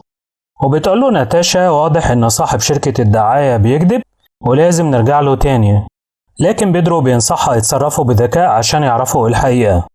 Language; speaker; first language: Arabic; native; Arabic